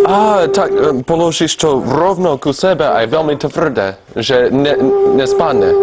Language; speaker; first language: Slovak; non-native, learner; English